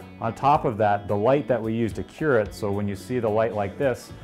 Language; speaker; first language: English; native; English